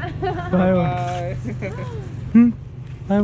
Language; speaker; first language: English; non-native, learner; Turkish